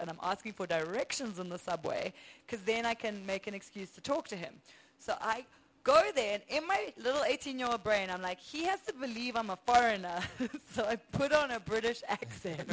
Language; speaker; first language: English; native; English